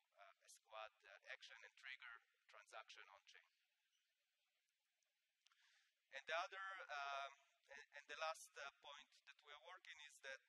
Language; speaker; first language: English; non-native, fluent; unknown